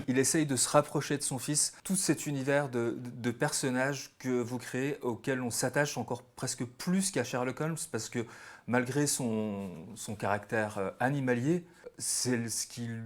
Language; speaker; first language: French; native; French